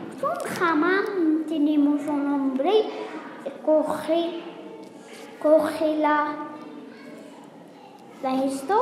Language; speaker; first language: Spanish; non-native, learner; Arabic